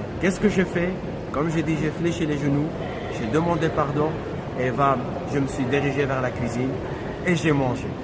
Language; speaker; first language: French; non-native, local second language; Kabyle